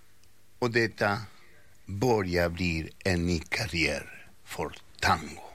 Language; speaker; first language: Swedish; non-native, fluent; Spanish